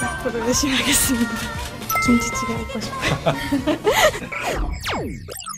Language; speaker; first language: Korean; non-native, learner; Japanese